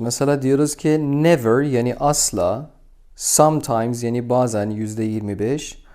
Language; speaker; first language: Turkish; non-native, fluent; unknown